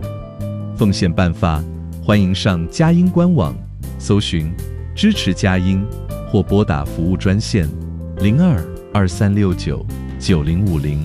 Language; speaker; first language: Chinese; native; Chinese